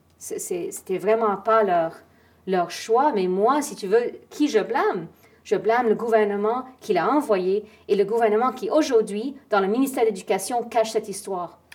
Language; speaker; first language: French; non-native, fluent; English